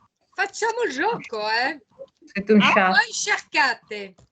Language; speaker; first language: Italian; non-native, fluent; French